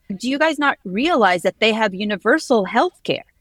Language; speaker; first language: English; early bilingual, heritage; Arabic